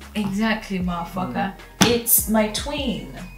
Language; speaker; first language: English; non-native, local second language; Ganda